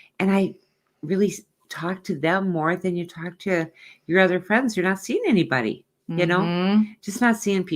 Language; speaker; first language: English; native; English